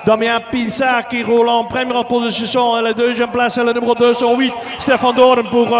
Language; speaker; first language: French; non-native, local second language; Dutch